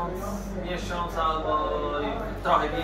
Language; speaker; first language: Polish; non-native, learner; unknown